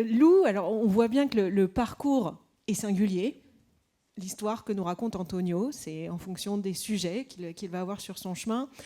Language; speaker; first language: French; native; French